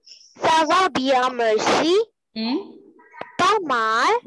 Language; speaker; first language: French; non-native, learner; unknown